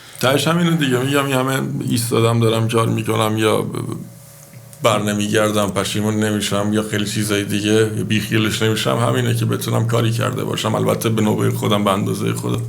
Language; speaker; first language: Persian; non-native, local second language; Baluchi